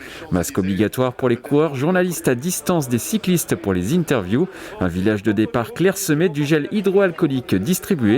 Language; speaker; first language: French; native; French